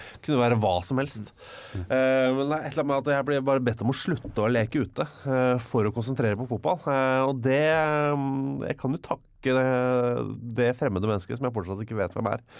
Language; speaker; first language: Norwegian; native; Norwegian